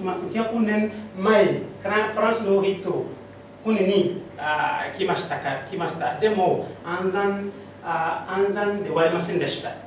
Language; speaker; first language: Japanese; non-native, learner; Mossi